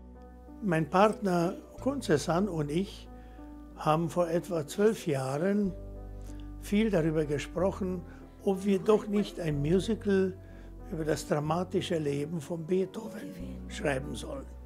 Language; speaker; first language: German; non-native, fluent; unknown